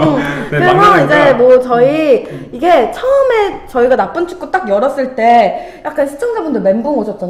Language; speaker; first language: Korean; native; Korean